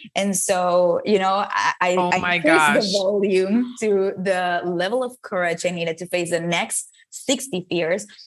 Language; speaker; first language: English; non-native, fluent; Spanish